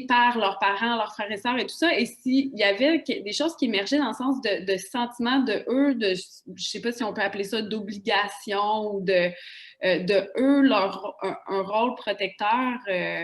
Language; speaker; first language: French; native; French